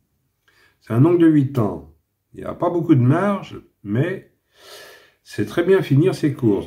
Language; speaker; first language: French; native; French